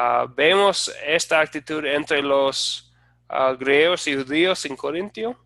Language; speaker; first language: Spanish; non-native, fluent; English